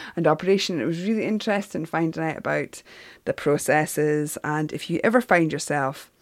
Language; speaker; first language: English; native; English